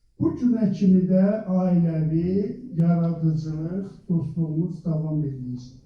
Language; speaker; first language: Azerbaijani; native; Azerbaijani